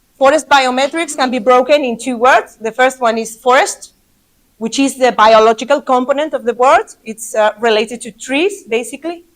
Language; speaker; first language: English; non-native, fluent; Basque